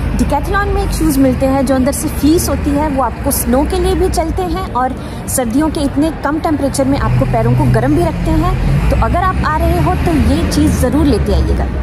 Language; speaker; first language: Hindi; native; Hindi